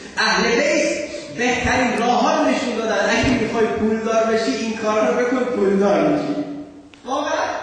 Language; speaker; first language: Persian; non-native, fluent; Urdu